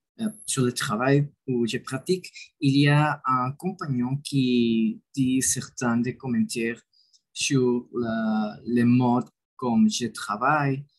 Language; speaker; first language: French; non-native, learner; Spanish